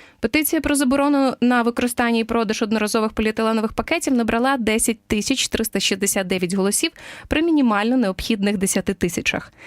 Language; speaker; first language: Ukrainian; native; Ukrainian